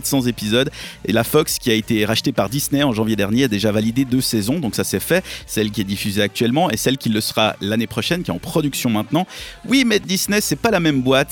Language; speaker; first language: French; native; French